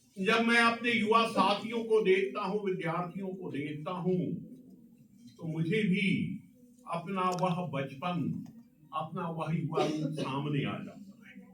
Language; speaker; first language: Hindi; non-native, local second language; Bhojpuri